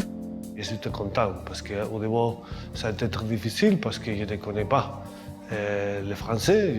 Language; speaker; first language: French; non-native, learner; Spanish